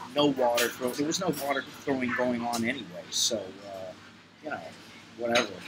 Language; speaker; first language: English; native; English